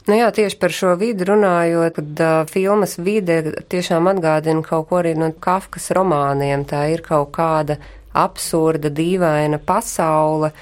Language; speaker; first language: Latvian; native; Latvian